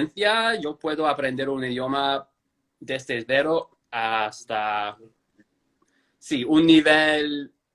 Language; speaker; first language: Spanish; non-native, fluent; English